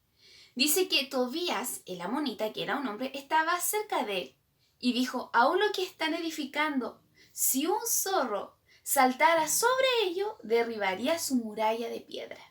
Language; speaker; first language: Spanish; native; Spanish